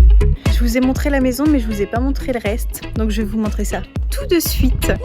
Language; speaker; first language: French; native; French